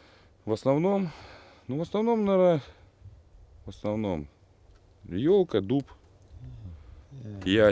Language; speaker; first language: Russian; native; Russian